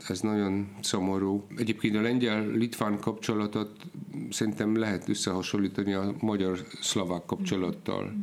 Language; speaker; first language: Hungarian; non-native, fluent; Polish